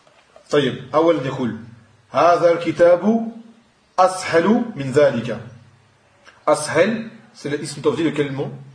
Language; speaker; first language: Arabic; non-native, fluent; French